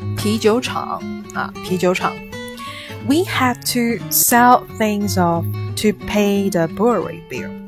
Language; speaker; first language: English; non-native, fluent; Chinese